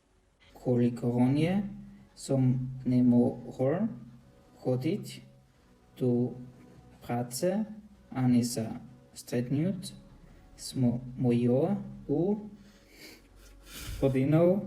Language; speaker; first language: Slovak; non-native, learner; German